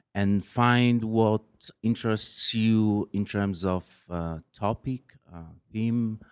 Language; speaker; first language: English; non-native, fluent; Polish